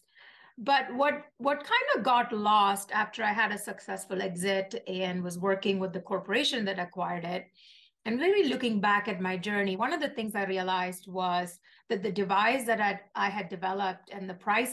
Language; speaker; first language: English; non-native, local second language; Malayalam